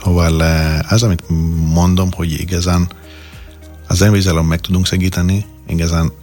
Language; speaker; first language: Hungarian; non-native, fluent; Greek